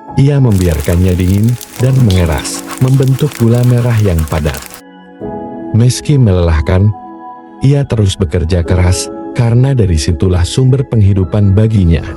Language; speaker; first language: Indonesian; native; Indonesian